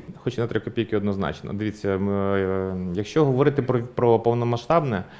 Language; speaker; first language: Ukrainian; native; Ukrainian